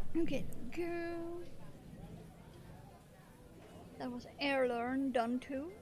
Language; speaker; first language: English; non-native, fluent; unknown